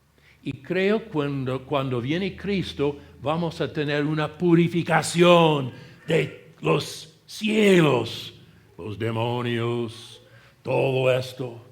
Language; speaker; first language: Spanish; non-native, fluent; English